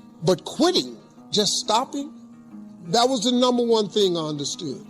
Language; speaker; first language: English; native; English